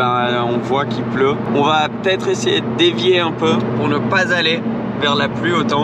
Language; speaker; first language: French; native; French